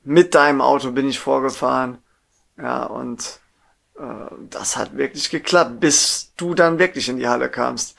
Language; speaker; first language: German; native; German